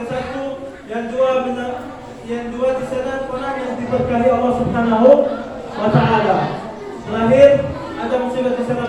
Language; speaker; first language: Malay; non-native, learner; Arabic